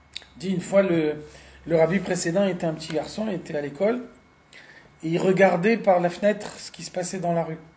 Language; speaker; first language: French; native; French